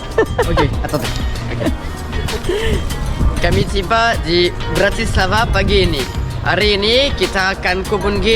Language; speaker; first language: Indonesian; non-native, learner; French